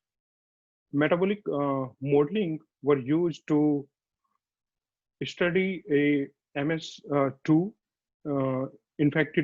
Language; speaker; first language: English; non-native, fluent; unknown